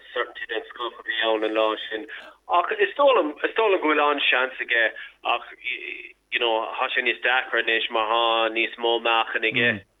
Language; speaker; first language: Irish; native; Irish